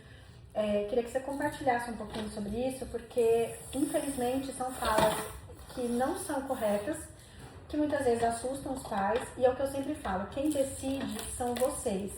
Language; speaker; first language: Portuguese; native; Portuguese